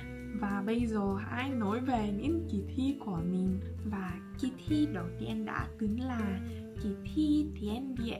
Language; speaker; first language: Vietnamese; non-native, fluent; Russian